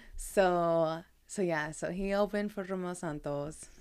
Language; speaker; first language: English; early bilingual, heritage; Spanish